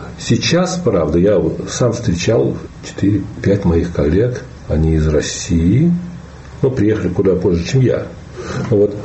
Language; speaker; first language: Russian; native; Russian